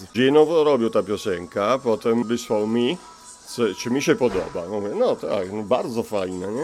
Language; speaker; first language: Polish; non-native, fluent; Italian